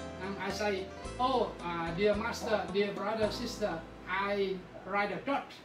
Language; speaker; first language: English; non-native, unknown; Vietnamese